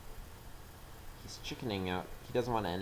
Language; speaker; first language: English; native; English